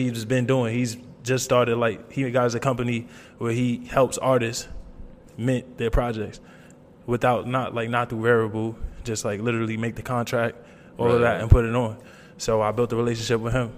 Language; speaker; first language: English; native; English